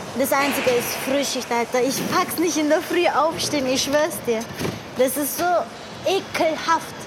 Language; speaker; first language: German; early bilingual, other home language; Turkish